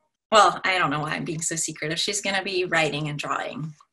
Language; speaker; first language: English; native; English